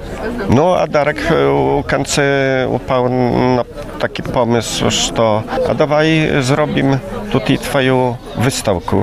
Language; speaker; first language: Polish; non-native, local second language; Belarusian